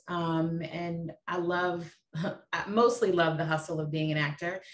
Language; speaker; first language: English; native; English